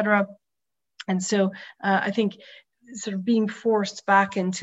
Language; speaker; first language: English; native; English